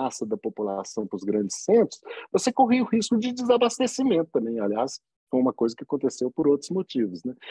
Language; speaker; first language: Portuguese; native; Portuguese